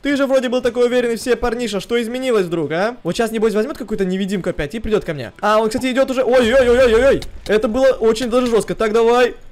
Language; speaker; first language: Russian; early bilingual, heritage; Russian